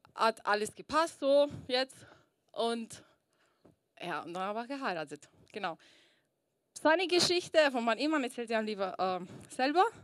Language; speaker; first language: German; early bilingual, other home language; Italian